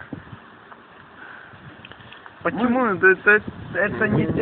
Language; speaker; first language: Russian; non-native, learner; Estonian